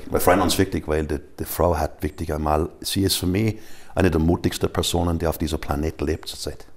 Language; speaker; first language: German; non-native, fluent; English